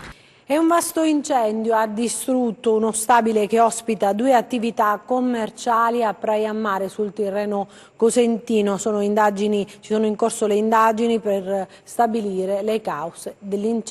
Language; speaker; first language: Italian; native; Italian